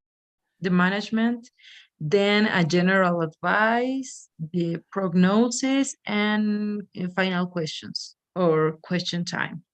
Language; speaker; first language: English; non-native, fluent; Spanish